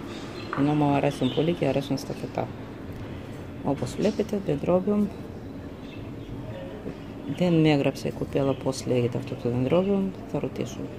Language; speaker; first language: Greek; non-native, fluent; Russian